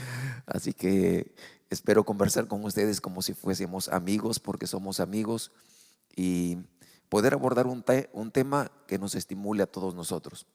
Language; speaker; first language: Spanish; native; Spanish